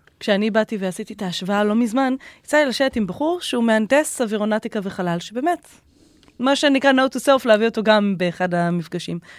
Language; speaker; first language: Hebrew; native; Hebrew